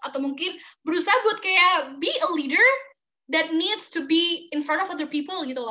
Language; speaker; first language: English; non-native, fluent; Indonesian